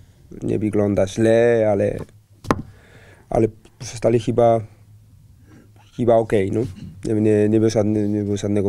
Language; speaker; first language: Polish; non-native, learner; Spanish